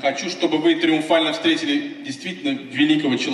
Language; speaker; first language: Russian; native; Russian